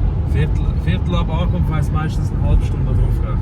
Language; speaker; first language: German; native; German